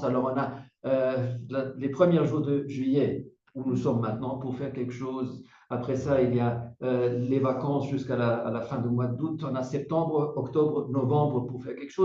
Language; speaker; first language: French; non-native, fluent; German